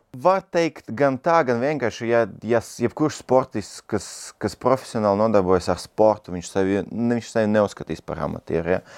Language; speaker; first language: Latvian; non-native, local second language; Russian